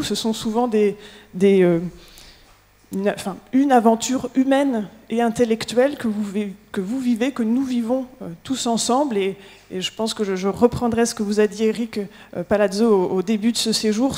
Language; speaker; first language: French; native; French